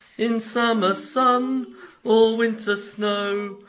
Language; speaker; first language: Polish; non-native, learner; English